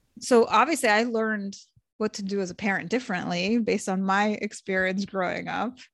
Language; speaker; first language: English; early bilingual, other home language; Hebrew